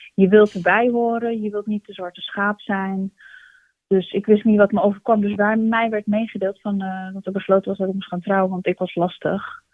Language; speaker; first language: Dutch; early bilingual, other home language; Turkish